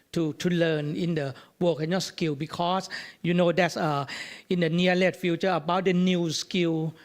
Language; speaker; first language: English; non-native, learner; Thai